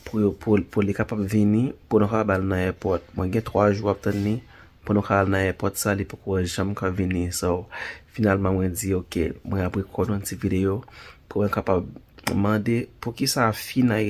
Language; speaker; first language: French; non-native, learner; Haitian Creole